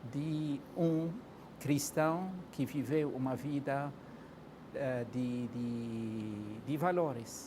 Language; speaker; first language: Portuguese; non-native, fluent; Arabic